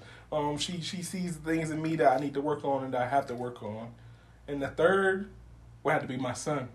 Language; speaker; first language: English; native; English